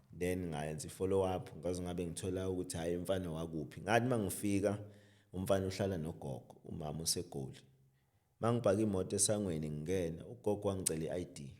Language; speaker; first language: Zulu; native; Zulu